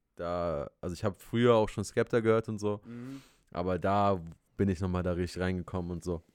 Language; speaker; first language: German; native; German